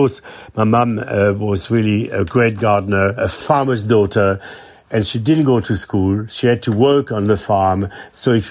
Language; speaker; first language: English; non-native, fluent; French